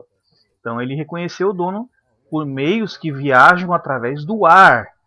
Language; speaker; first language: Portuguese; native; Portuguese